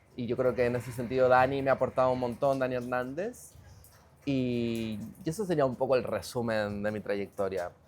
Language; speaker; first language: Spanish; native; Spanish